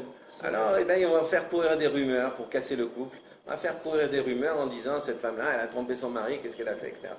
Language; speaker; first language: French; native; French